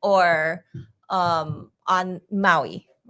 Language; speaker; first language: English; native; English